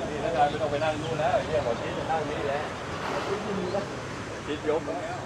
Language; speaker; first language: Thai; native; Thai